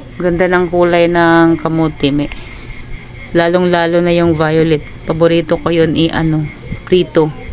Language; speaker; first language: Filipino; non-native, local second language; Cebuano